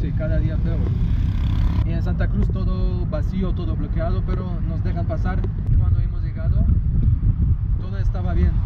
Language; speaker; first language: Spanish; non-native, learner; Polish